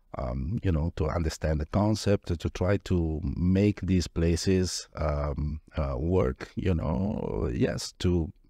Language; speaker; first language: English; non-native, fluent; Italian